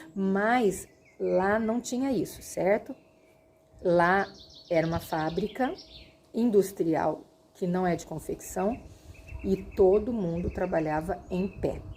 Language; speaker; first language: Portuguese; native; Portuguese